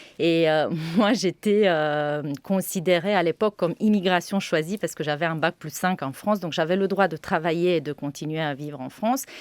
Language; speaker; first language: French; non-native, fluent; Romanian